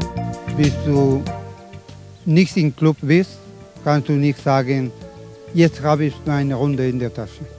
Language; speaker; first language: German; non-native, learner; Spanish